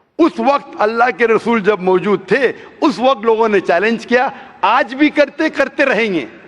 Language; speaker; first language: Hindi; non-native, local second language; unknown